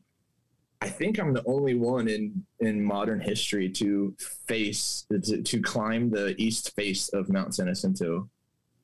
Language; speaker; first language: English; native; English